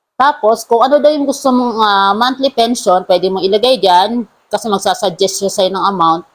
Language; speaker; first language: Filipino; non-native, local second language; Cebuano